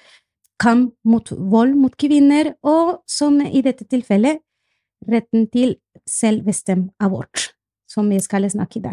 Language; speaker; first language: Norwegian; non-native, fluent; Spanish